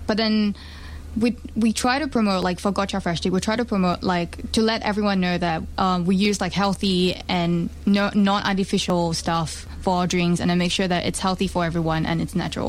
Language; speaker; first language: English; non-native, local second language; Chinese